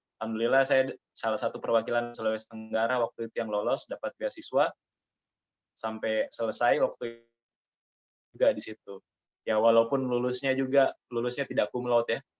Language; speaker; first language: Indonesian; native; Indonesian